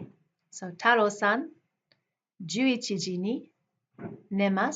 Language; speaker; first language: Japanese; non-native, fluent; English